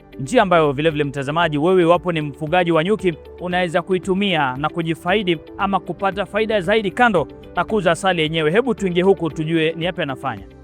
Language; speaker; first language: Swahili; non-native, local second language; Kamba